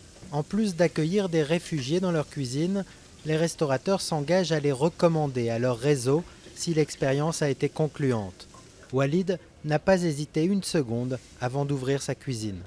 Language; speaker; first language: French; native; French